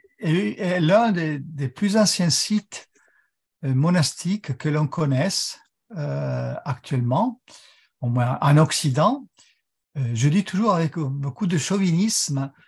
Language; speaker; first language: French; non-native, fluent; Italian